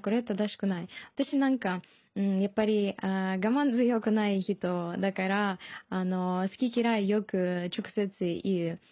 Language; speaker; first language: Japanese; non-native, learner; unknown